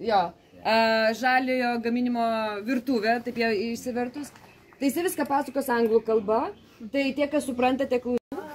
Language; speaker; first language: Lithuanian; native; Lithuanian